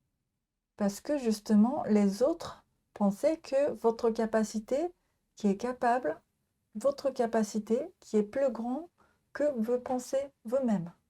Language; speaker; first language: French; non-native, learner; Japanese